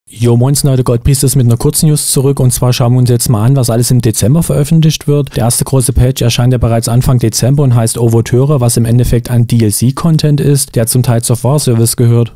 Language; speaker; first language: German; native; German